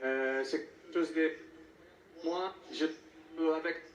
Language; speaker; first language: French; non-native, fluent; Portuguese